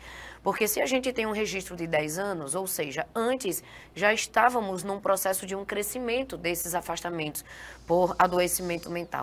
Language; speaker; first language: Portuguese; native; Portuguese